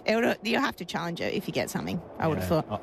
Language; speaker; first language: English; native; English